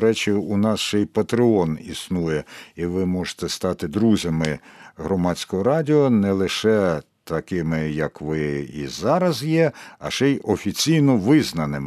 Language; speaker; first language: Ukrainian; native; Ukrainian